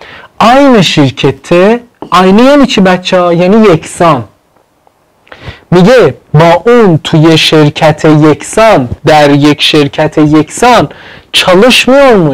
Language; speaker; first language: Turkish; non-native, fluent; Persian